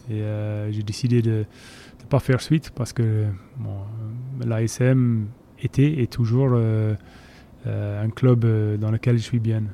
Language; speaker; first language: French; non-native, fluent; English